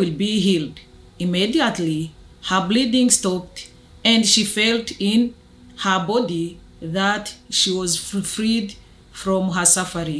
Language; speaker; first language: English; non-native, local second language; Kinyarwanda